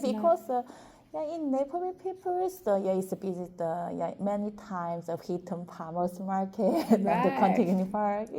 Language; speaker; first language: English; non-native, learner; Korean